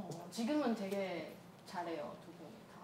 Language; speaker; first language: Korean; non-native, learner; Chinese